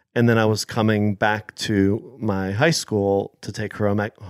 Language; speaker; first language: English; early bilingual, other home language; Hebrew